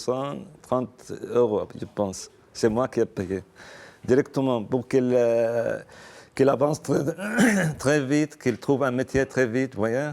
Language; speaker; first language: French; non-native, fluent; Arabic